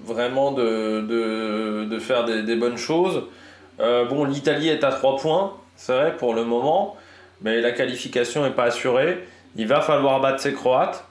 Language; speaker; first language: French; native; French